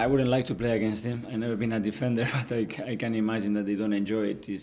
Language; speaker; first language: English; non-native, fluent; Spanish